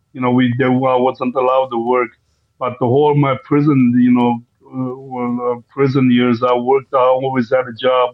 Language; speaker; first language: English; non-native, fluent; Armenian